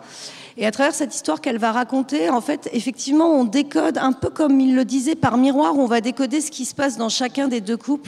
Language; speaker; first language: French; native; French